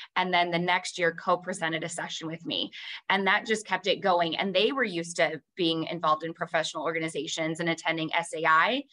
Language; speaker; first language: English; native; English